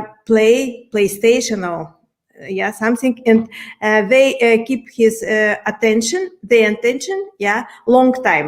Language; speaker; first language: English; non-native, learner; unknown